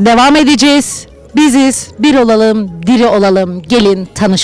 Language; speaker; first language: Turkish; native; Turkish